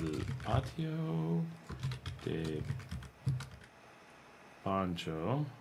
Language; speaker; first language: Spanish; non-native, learner; English